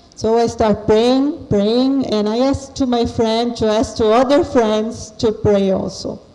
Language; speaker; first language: English; non-native, fluent; Portuguese